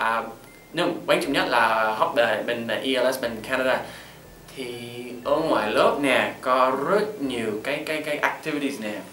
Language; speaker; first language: Vietnamese; non-native, fluent; English